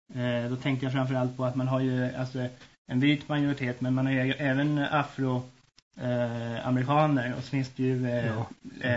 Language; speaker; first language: Swedish; native; Swedish